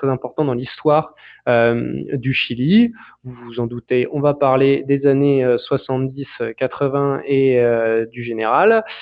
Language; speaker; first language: French; native; French